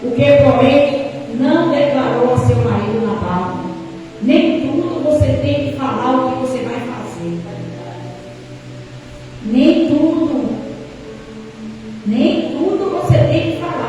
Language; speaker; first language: Portuguese; native; Portuguese